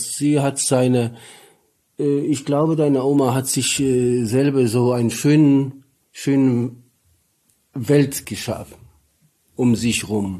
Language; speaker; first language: German; non-native, learner; Polish